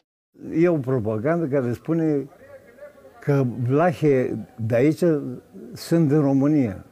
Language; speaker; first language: Romanian; non-native, fluent; Greek